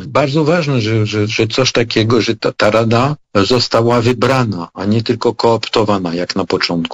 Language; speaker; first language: Polish; non-native, fluent; French